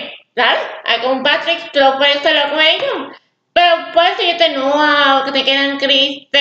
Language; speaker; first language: Spanish; early bilingual, heritage; English